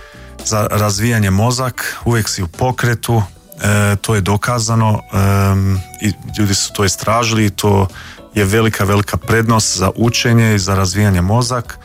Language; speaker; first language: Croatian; early bilingual, heritage; Croatian